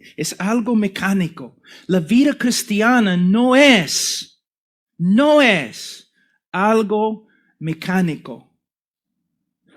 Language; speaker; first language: Spanish; non-native, fluent; English